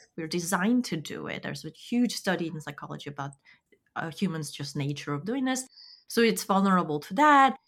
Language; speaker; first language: English; non-native, fluent; Korean